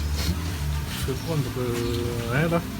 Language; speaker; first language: French; non-native, local second language; Malagasy